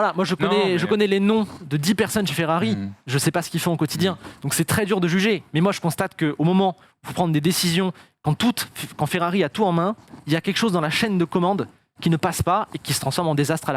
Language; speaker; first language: French; native; French